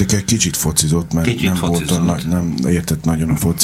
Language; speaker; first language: Hungarian; native; Hungarian